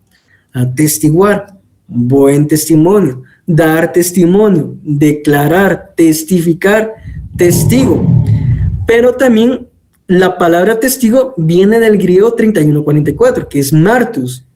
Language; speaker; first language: Spanish; native; Spanish